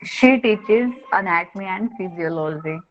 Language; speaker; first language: English; non-native, learner; Hindi